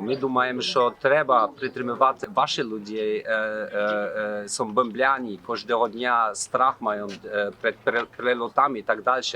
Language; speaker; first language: Ukrainian; non-native, learner; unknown